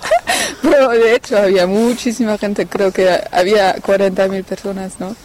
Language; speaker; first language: Spanish; non-native, fluent; French